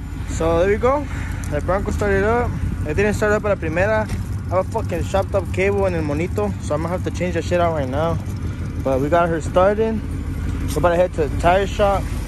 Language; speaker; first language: English; early bilingual, other home language; Spanish